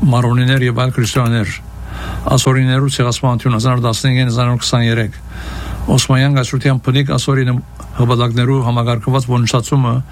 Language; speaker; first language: Armenian; early bilingual, heritage; Armenian